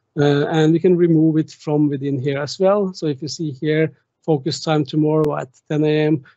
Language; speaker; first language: English; non-native, fluent; German